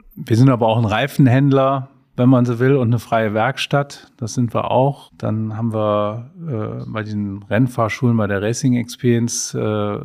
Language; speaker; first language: German; native; German